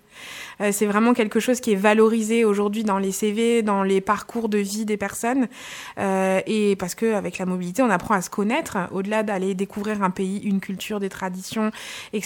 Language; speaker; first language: French; native; French